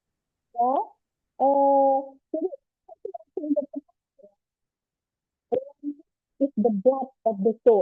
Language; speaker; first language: English; non-native, learner; Indonesian